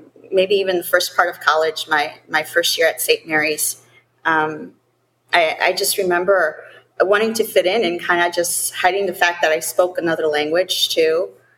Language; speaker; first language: English; early bilingual, other home language; Spanish